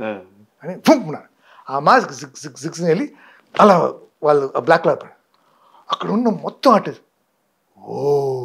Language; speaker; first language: Telugu; non-native, fluent; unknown